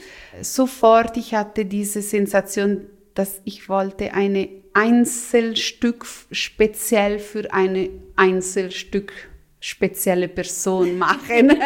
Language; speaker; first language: German; non-native, local second language; Italian